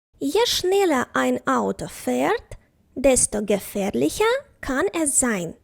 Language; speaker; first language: German; non-native, fluent; Ukrainian